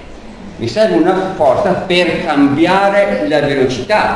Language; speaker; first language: Italian; native; Italian